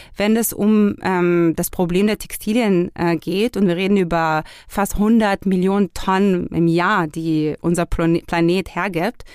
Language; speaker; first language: German; non-native, fluent; Hebrew